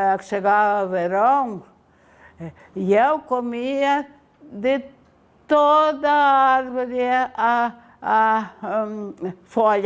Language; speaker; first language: Portuguese; non-native, fluent; Ukrainian